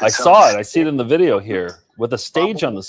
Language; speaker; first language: English; native; English